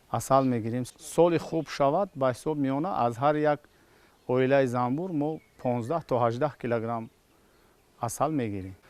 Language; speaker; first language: Tajik; native; Tajik